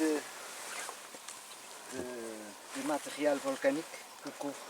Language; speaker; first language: French; non-native, learner; Portuguese